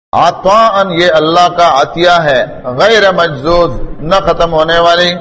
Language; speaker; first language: Urdu; non-native, local second language; Pashto